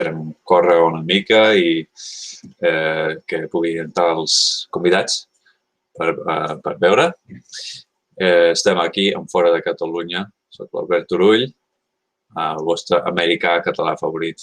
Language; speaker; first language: Catalan; non-native, learner; English